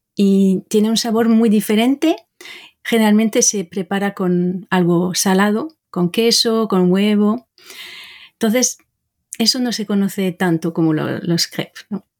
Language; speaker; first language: Spanish; non-native, fluent; French